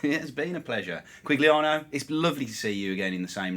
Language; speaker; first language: English; native; English